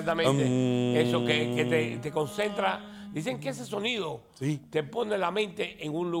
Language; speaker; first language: Spanish; native; Spanish